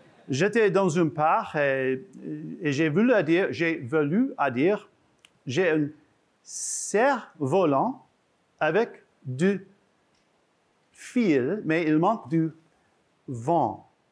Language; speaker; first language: French; non-native, learner; English